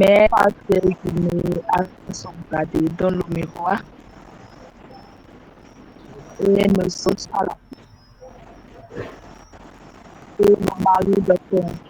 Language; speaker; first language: French; non-native, learner; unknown